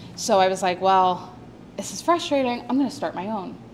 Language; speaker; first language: English; native; English